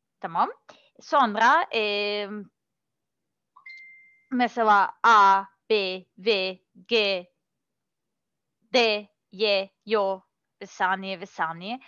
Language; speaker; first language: Turkish; non-native, learner; Russian